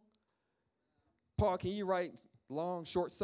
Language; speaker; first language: English; native; English